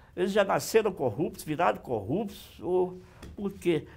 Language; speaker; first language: Portuguese; native; Portuguese